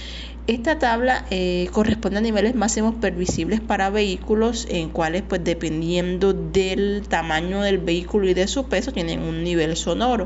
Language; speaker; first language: Spanish; native; Spanish